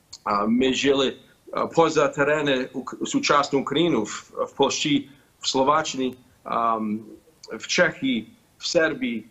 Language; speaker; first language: Ukrainian; early bilingual, heritage; Ukrainian